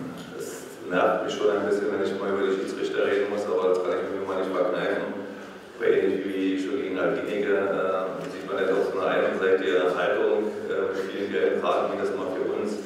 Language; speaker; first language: German; native; German